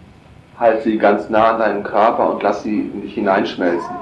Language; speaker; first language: German; native; German